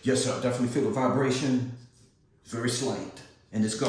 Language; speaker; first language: English; native; English